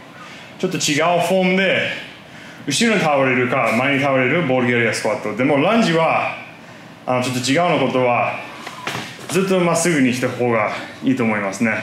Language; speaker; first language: Japanese; non-native, fluent; English